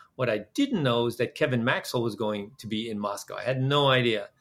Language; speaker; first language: English; early bilingual, other home language; Dutch